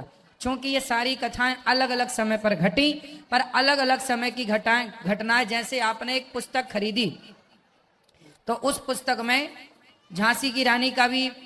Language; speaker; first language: Hindi; native; Hindi